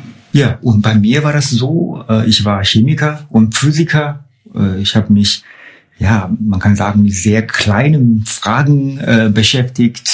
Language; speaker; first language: German; non-native, fluent; Chinese